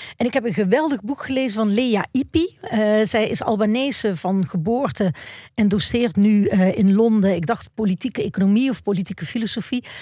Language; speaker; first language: Dutch; native; Dutch